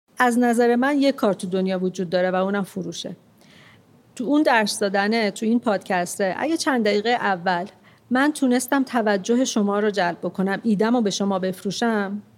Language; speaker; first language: Persian; non-native, local second language; Armenian